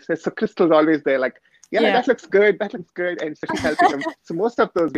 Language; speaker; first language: English; native; English